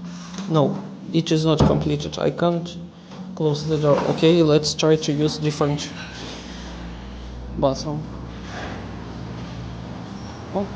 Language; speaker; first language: English; non-native, learner; Russian